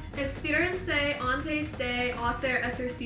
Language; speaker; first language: Spanish; non-native, learner; English